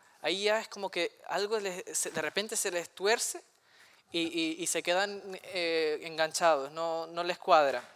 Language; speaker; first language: Spanish; native; Spanish